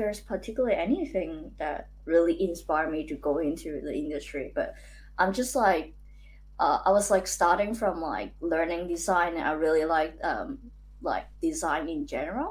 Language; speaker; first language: English; non-native, local second language; Cantonese